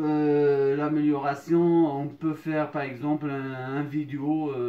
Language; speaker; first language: French; non-native, fluent; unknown